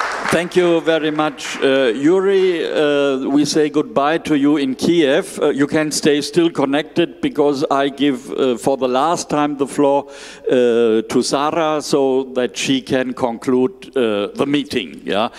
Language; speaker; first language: English; non-native, fluent; German